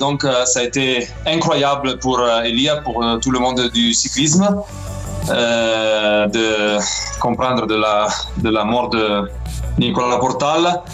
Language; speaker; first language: French; non-native, fluent; Italian